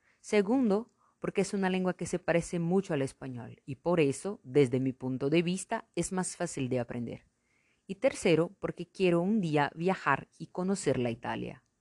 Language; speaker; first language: Spanish; non-native, fluent; Portuguese